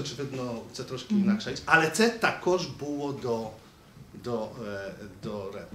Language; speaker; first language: Ukrainian; native; Ukrainian